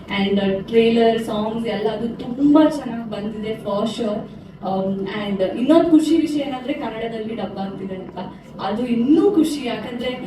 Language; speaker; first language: Kannada; non-native, local second language; Tulu